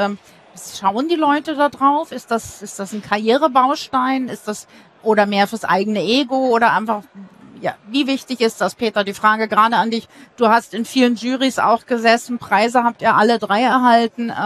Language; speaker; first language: German; native; German